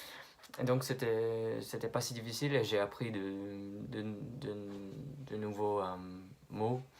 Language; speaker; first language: French; non-native, fluent; English